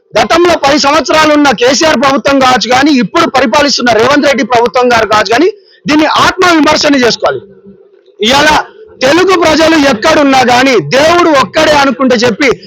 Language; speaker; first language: Telugu; native; Telugu